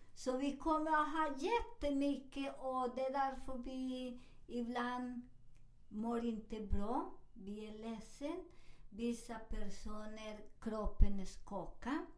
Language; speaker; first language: Swedish; non-native, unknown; Spanish